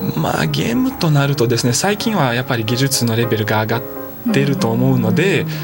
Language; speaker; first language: Japanese; non-native, fluent; Portuguese